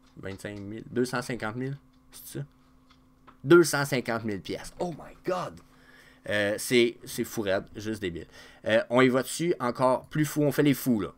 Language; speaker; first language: French; native; French